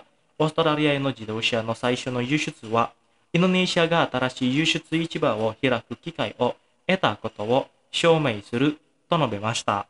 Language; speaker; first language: Japanese; non-native, fluent; Indonesian